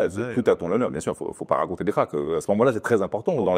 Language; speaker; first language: French; native; French